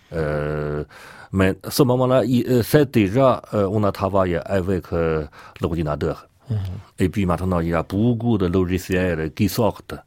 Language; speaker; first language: French; non-native, learner; Chinese